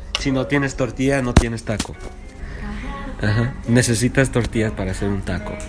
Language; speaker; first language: Spanish; early bilingual, heritage; Spanish